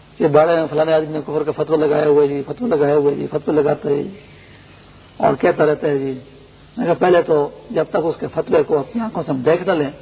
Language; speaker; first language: Urdu; non-native, local second language; Pashto